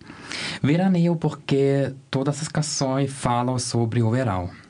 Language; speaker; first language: Portuguese; non-native, learner; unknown